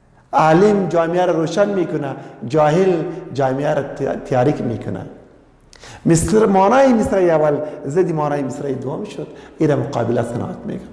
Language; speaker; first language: Persian; non-native, local second language; Pashto